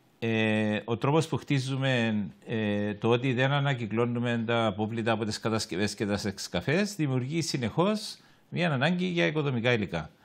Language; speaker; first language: Greek; native; Greek